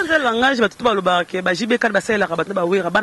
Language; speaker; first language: French; non-native, local second language; Lingala